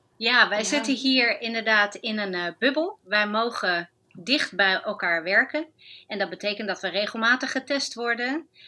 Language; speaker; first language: Dutch; non-native, fluent; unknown